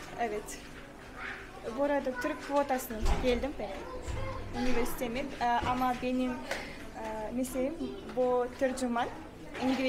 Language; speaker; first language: Turkish; non-native, learner; Kazakh